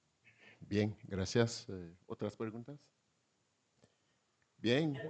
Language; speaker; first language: Spanish; non-native, fluent; Haitian Creole